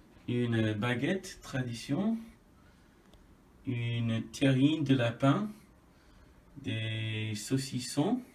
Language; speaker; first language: French; non-native, learner; English